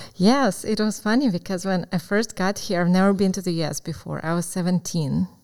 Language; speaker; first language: English; non-native, fluent; Ukrainian